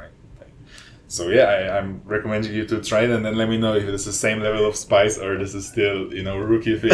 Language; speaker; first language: English; non-native, fluent; Polish